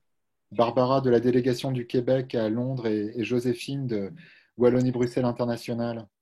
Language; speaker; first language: French; native; French